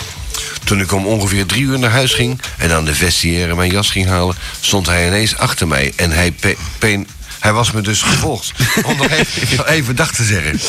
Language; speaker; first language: Dutch; native; Dutch